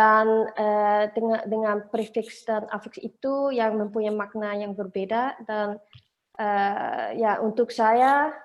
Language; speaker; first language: Indonesian; non-native, learner; Dutch